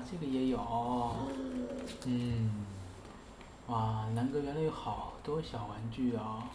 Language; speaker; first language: Chinese; native; Chinese